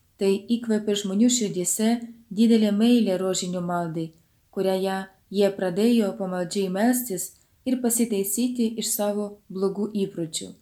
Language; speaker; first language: Lithuanian; non-native, fluent; Ukrainian